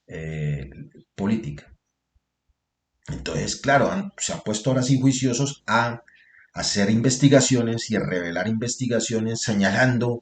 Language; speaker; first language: Spanish; native; Spanish